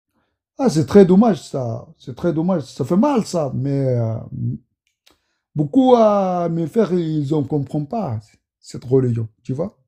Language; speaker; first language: French; non-native, learner; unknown